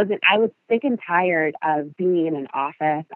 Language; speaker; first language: English; non-native, fluent; Spanish